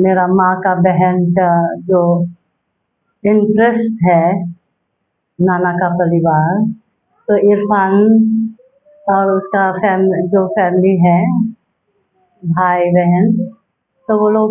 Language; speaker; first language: Hindi; early bilingual, heritage; Hindi